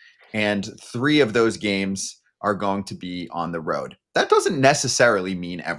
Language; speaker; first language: English; native; English